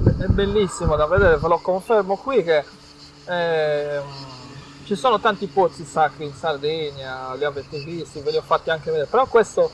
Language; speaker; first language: Italian; native; Italian